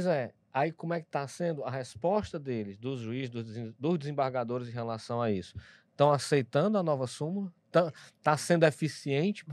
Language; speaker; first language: Portuguese; native; Portuguese